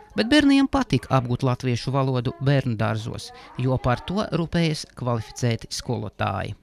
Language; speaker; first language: Latvian; non-native, local second language; Russian